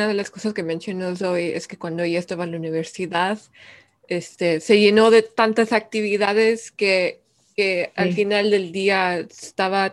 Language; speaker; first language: Spanish; early bilingual, heritage; Spanish